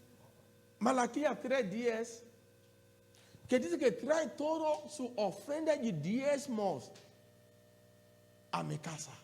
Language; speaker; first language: Spanish; non-native, learner; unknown